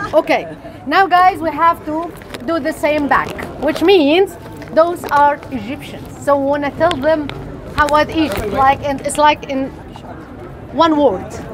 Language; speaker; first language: English; non-native, fluent; Arabic